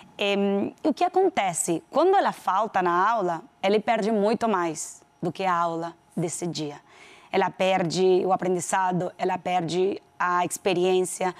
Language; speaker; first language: Portuguese; non-native, fluent; Spanish